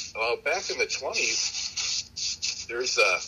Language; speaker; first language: English; native; English